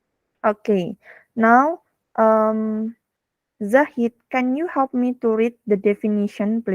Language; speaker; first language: English; non-native, fluent; Indonesian